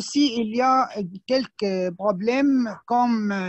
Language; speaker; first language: French; non-native, fluent; Arabic